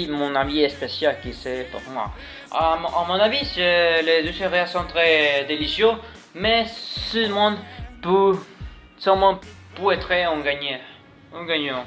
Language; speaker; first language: French; non-native, learner; Spanish